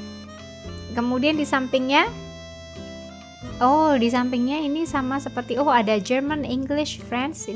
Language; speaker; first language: Indonesian; native; Indonesian